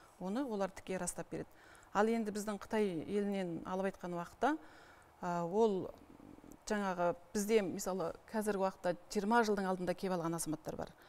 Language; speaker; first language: Kazakh; early bilingual, heritage; Kazakh